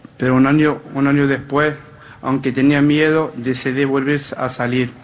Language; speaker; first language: Spanish; non-native, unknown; Arabic